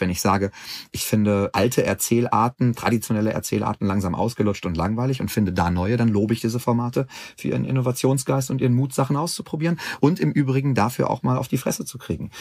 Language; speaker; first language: German; native; German